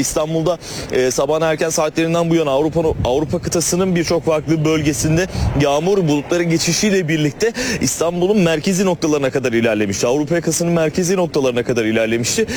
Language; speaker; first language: Turkish; native; Turkish